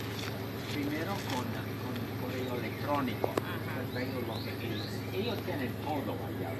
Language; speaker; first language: Spanish; non-native, fluent; English